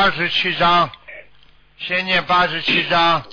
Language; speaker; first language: Chinese; native; Chinese